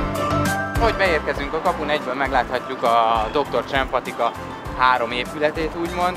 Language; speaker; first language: Hungarian; native; Hungarian